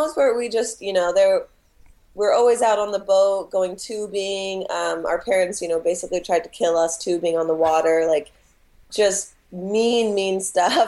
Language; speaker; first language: English; native; English